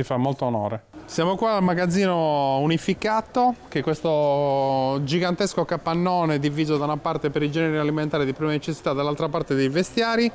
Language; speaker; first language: Italian; native; Italian